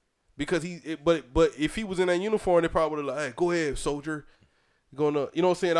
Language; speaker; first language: English; native; English